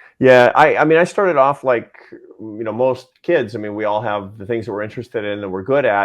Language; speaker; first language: English; native; English